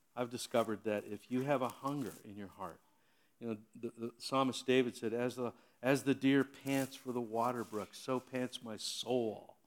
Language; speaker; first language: English; native; English